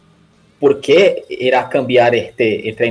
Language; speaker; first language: Spanish; non-native, learner; Portuguese